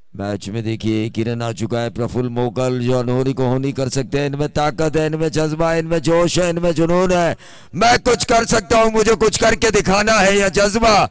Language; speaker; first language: Hindi; non-native, local second language; Marathi